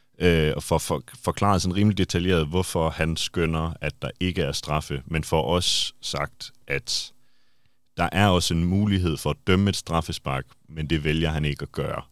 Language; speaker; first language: Danish; native; Danish